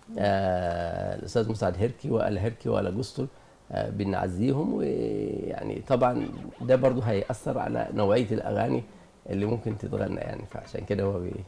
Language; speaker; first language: Egyptian Arabic; non-native, local second language; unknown